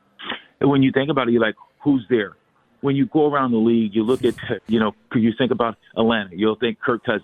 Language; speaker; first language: English; native; English